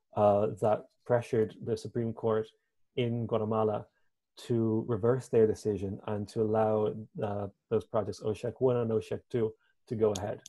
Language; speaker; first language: English; native; English